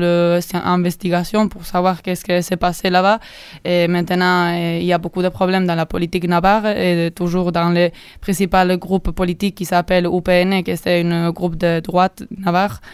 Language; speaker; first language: French; non-native, learner; Basque